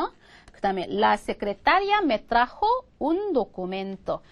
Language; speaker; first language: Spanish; non-native, fluent; Korean